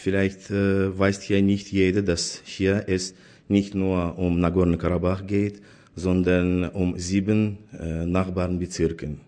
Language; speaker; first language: German; non-native, fluent; Azerbaijani